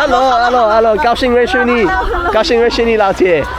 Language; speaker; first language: Chinese; non-native, learner; English